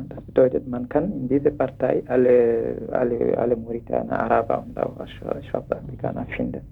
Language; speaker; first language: German; non-native, fluent; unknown